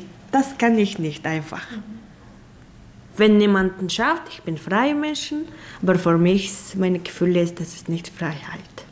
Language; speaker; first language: German; non-native, learner; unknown